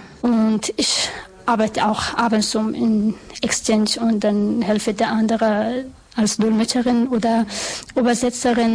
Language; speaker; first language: German; non-native, learner; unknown